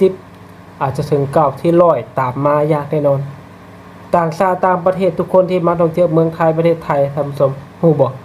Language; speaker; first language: Thai; non-native, local second language; Lao